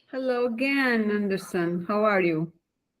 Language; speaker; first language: English; non-native, learner; Portuguese